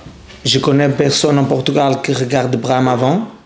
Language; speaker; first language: French; non-native, learner; Portuguese